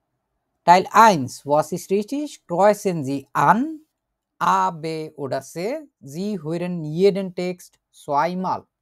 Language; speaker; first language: German; non-native, learner; Bangla